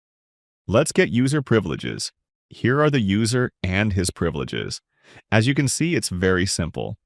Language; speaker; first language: English; non-native, fluent; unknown